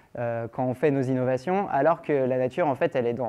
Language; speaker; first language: French; native; French